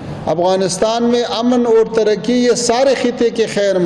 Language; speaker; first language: Hindi; non-native, fluent; Pashto